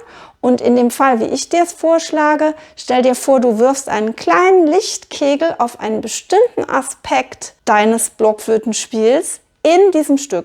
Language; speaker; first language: German; native; German